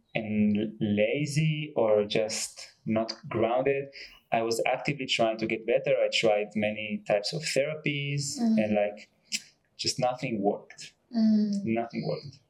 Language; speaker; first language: English; non-native, fluent; Hebrew